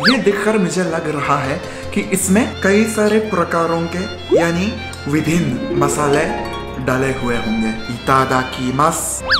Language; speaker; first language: Hindi; non-native, fluent; Japanese